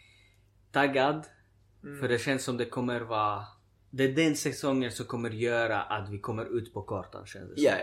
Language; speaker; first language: Swedish; early bilingual, other home language; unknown